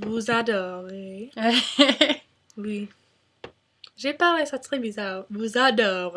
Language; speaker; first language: French; non-native, learner; English